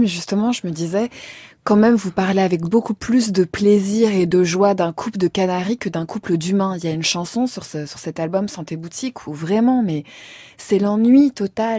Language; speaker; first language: French; native; French